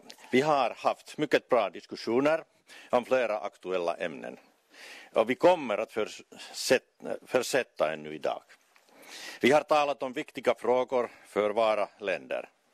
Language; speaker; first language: Swedish; non-native, local second language; Finnish